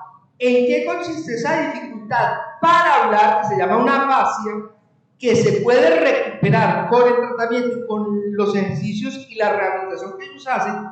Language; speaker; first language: Spanish; native; Spanish